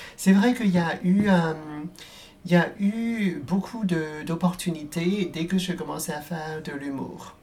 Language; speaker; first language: French; non-native, fluent; Cantonese